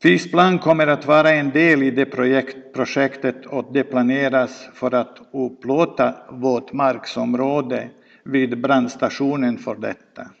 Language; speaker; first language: Swedish; non-native, fluent; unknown